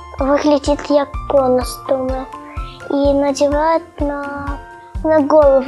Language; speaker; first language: Russian; native; Russian